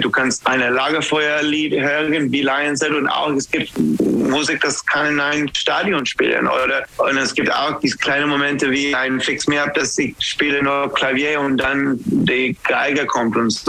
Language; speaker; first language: German; non-native, fluent; English